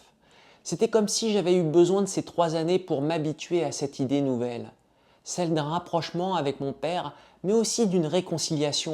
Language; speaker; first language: French; native; French